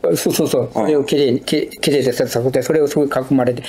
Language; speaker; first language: Japanese; non-native, fluent; Chinese